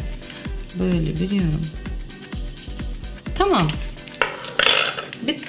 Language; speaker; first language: Turkish; non-native, learner; Russian